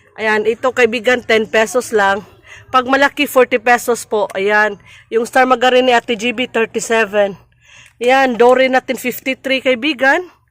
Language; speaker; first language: Filipino; non-native, local second language; Cebuano